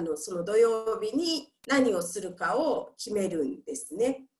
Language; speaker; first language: Japanese; non-native, fluent; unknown